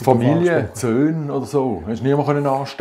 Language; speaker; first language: German; native; German